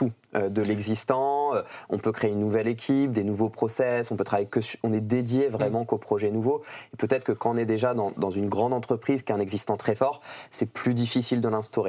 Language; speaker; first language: French; native; French